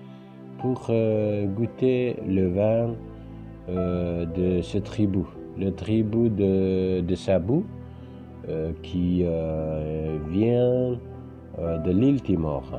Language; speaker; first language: French; non-native, fluent; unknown